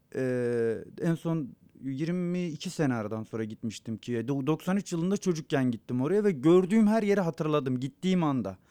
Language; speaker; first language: Turkish; non-native, local second language; Zaza